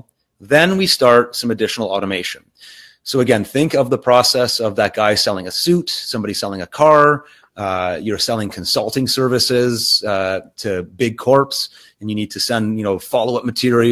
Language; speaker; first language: English; native; English